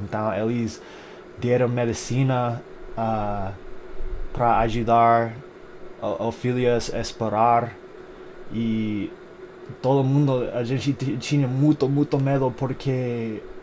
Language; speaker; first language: Portuguese; non-native, fluent; English